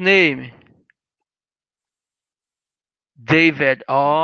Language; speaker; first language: English; non-native, learner; Portuguese